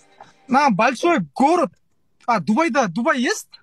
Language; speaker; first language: Russian; non-native, local second language; Kazakh